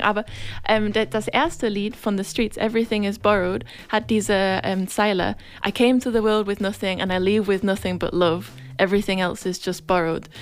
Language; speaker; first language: English; native; English